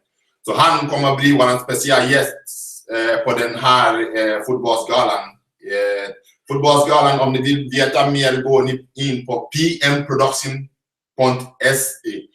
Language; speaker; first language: Swedish; non-native, fluent; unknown